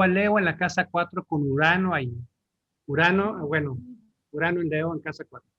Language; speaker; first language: Spanish; native; Spanish